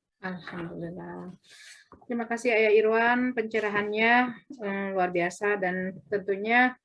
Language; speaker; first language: Indonesian; native; Indonesian